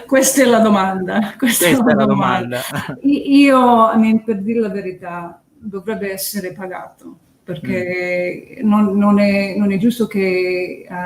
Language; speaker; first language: Italian; early bilingual, heritage; English